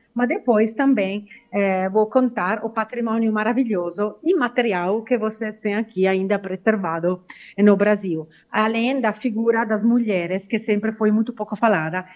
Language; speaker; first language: Portuguese; non-native, fluent; Italian